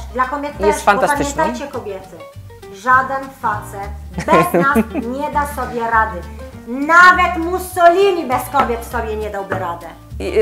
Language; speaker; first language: Polish; non-native, fluent; Italian